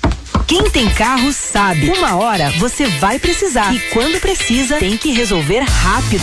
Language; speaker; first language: Portuguese; native; Portuguese